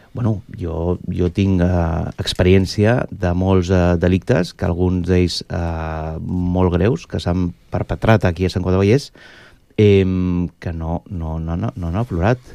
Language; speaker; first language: Catalan; non-native, local second language; Spanish